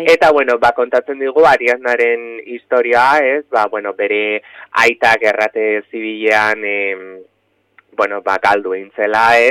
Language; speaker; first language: Basque; native; Basque